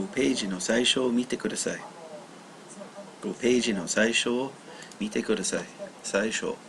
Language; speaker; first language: Japanese; non-native, learner; English